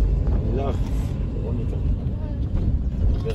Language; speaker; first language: Hebrew; native; Hebrew